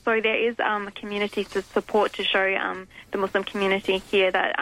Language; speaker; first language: English; native; English